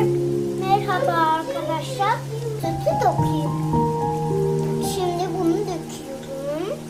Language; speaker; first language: Turkish; early bilingual, heritage; Turkish